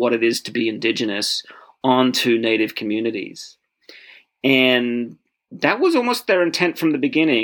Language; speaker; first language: English; native; English